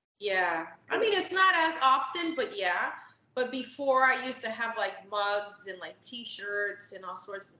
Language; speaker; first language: English; native; English